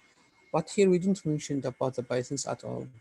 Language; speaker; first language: English; non-native, fluent; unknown